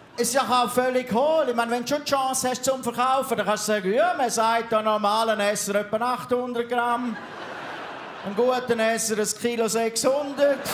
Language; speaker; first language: German; native; German